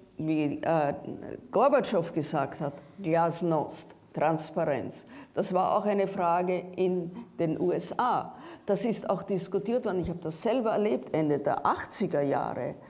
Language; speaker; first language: German; native; German